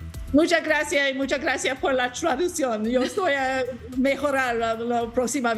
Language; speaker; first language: Spanish; non-native, learner; English